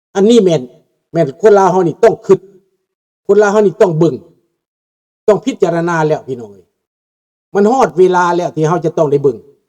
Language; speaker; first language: Lao; native; Lao